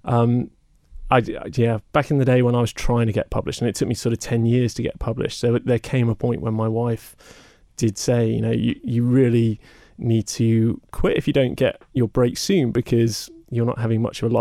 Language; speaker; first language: English; native; English